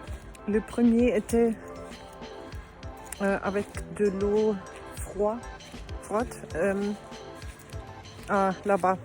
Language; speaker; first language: French; non-native, learner; German